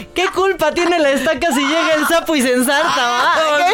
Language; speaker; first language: Spanish; native; Spanish